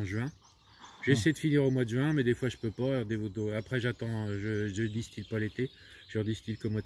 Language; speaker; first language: French; native; French